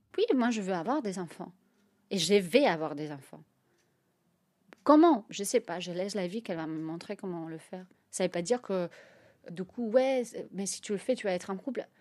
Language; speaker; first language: French; non-native, fluent; Spanish